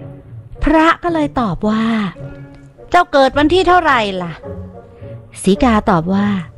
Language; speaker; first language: Thai; native; Thai